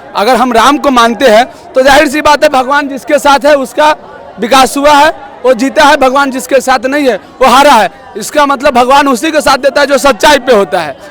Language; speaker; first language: Hindi; native; Hindi